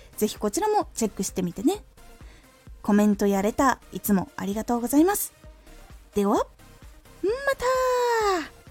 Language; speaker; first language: Japanese; native; Japanese